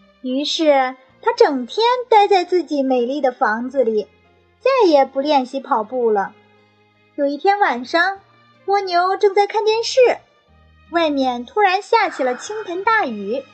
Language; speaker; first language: Chinese; native; Chinese